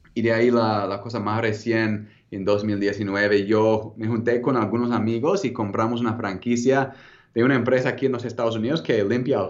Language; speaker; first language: Spanish; non-native, fluent; English